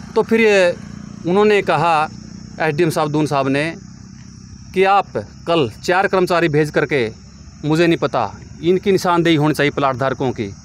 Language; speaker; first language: Hindi; native; Hindi